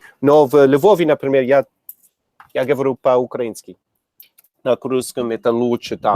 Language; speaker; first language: Russian; non-native, learner; English